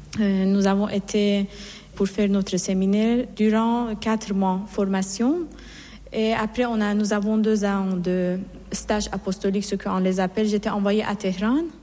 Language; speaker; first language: French; non-native, fluent; Persian